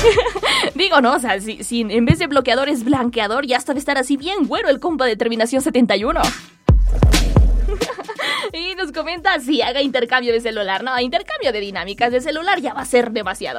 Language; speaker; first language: Spanish; native; Spanish